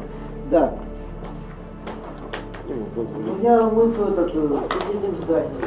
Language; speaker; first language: Russian; native; Russian